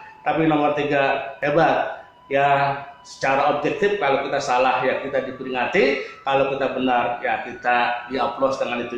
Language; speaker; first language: Indonesian; native; Indonesian